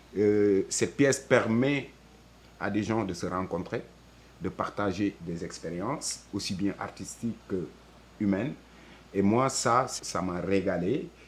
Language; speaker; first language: French; non-native, local second language; Wolof